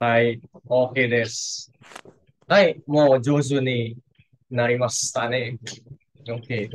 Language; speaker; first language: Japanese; non-native, fluent; Indonesian